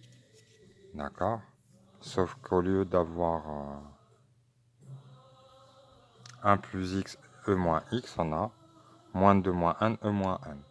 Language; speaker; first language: French; native; French